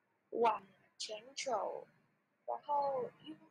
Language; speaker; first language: Chinese; non-native, learner; Vietnamese